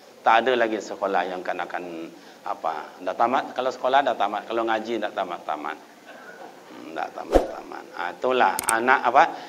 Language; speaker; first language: Malay; non-native, local second language; Minangkabau